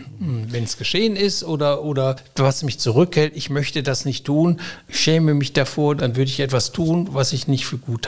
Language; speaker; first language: German; native; German